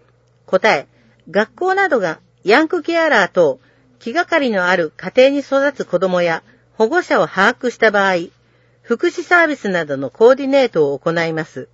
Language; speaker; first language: Japanese; native; Japanese